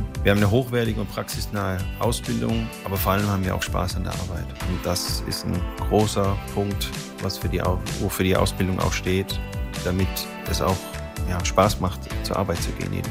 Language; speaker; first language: German; native; German